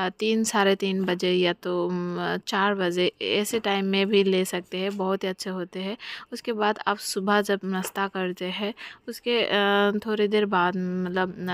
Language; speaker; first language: Hindi; non-native, local second language; Bangla